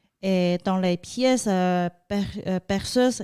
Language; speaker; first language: French; non-native, fluent; Chinese